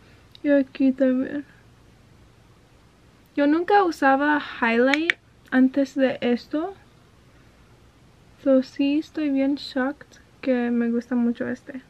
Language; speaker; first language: Spanish; early bilingual, heritage; Spanish